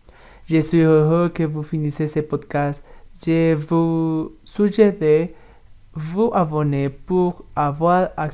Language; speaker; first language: French; non-native, learner; Spanish